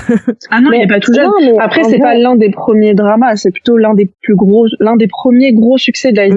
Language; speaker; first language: French; native; French